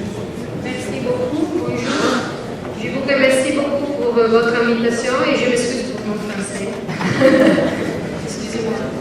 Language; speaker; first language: French; non-native, learner; Italian